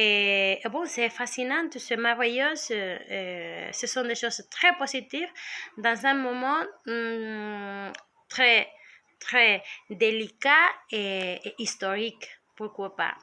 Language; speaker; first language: French; non-native, learner; Spanish